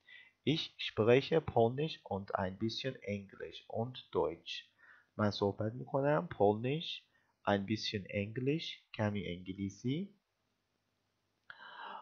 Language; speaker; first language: German; non-native, fluent; Persian